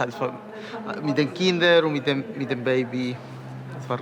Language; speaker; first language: German; non-native, fluent; Spanish